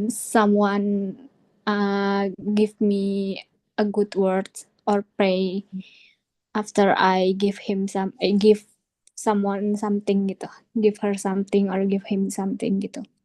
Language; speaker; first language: English; non-native, learner; Indonesian